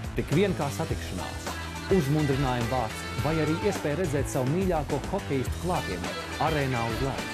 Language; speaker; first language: Latvian; native; Latvian